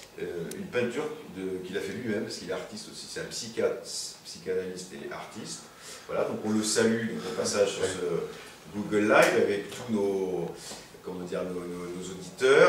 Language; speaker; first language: French; native; French